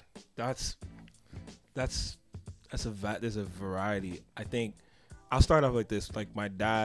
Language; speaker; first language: English; native; English